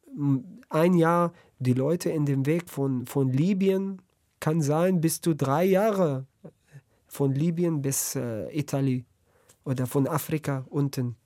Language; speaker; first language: German; non-native, learner; Arabic